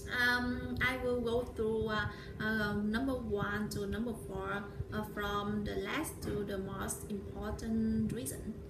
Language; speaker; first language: English; non-native, learner; Vietnamese